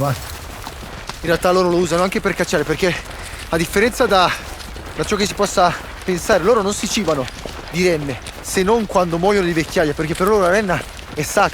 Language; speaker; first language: Italian; native; Italian